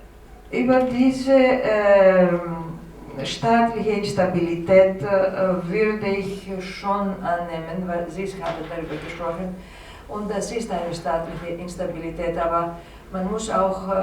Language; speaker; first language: German; non-native, fluent; Greek